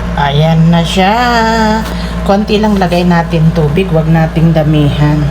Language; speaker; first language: Filipino; non-native, local second language; Iloko